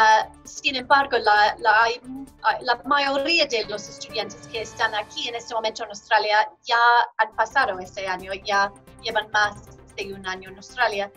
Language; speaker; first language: Spanish; non-native, fluent; English